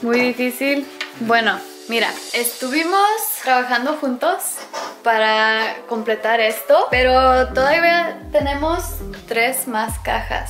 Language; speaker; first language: Spanish; early bilingual, heritage; English